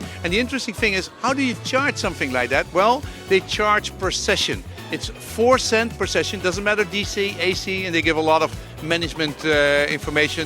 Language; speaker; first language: English; non-native, fluent; Dutch